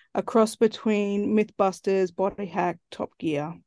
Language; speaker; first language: English; native; English